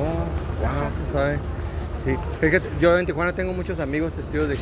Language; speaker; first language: Spanish; native; Spanish